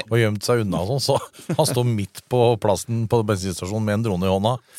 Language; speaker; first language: Norwegian; native; Norwegian